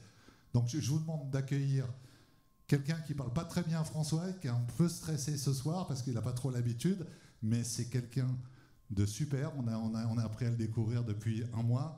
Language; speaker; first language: French; native; French